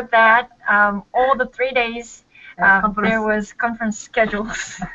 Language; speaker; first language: English; non-native, learner; Korean